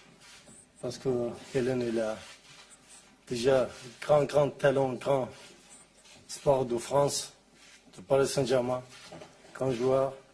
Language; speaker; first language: French; non-native, learner; Arabic